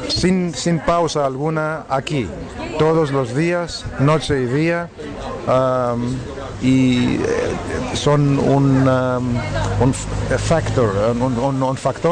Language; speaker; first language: Spanish; non-native, fluent; Greek